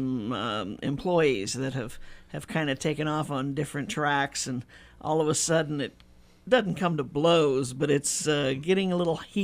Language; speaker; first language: English; native; English